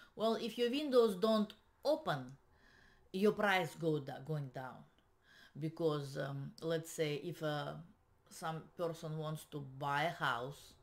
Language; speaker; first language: English; non-native, fluent; Russian